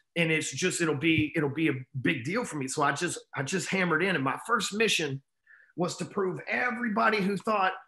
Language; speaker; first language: English; native; English